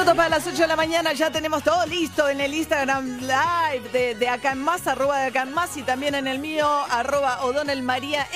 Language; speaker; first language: Spanish; native; Spanish